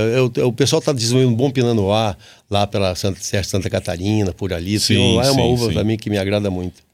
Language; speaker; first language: Portuguese; native; Portuguese